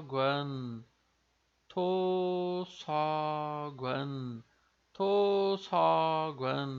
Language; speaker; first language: Korean; non-native, fluent; Portuguese